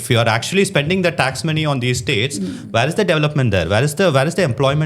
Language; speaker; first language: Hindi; non-native, local second language; Tamil